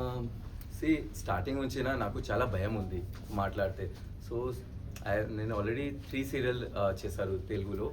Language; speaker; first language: Telugu; non-native, learner; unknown